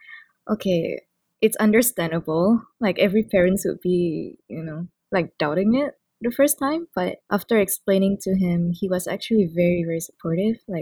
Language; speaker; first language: English; non-native, local second language; Malay